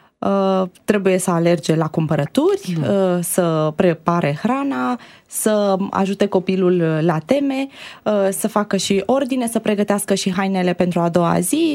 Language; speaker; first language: Romanian; native; Romanian